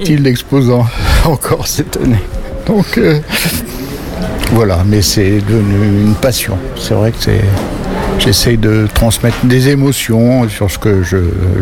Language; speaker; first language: French; native; French